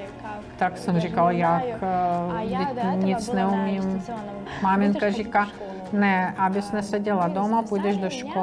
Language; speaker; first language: Czech; non-native, learner; Ukrainian